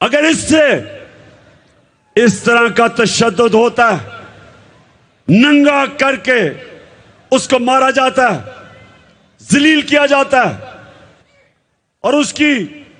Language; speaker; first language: Urdu; native; Urdu